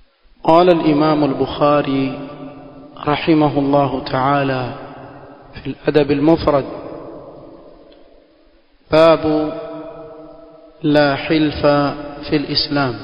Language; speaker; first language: Arabic; non-native, fluent; Swahili